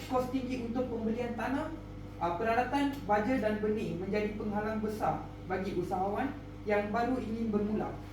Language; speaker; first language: Malay; non-native, local second language; Tamil